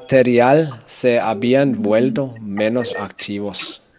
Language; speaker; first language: Spanish; non-native, learner; Danish